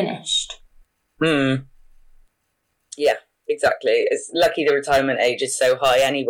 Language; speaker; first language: English; native; English